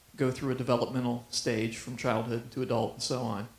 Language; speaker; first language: English; native; English